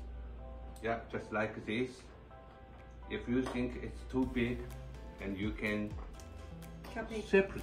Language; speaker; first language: English; non-native, learner; Chinese